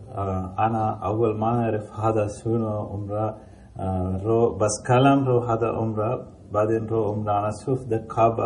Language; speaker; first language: Arabic; non-native, learner; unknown